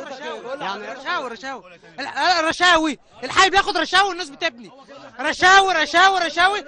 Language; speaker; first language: Arabic; native; Arabic